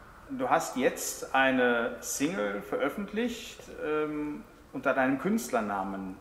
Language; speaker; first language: German; native; German